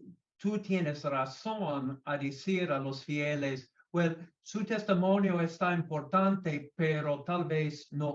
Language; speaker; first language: Spanish; non-native, learner; English